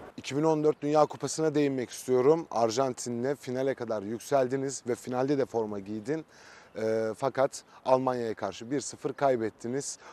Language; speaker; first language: Turkish; native; Turkish